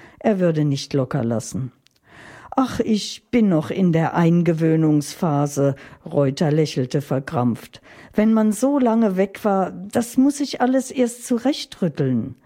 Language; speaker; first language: German; native; German